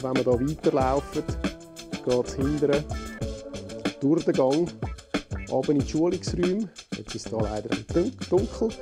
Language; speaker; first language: German; native; German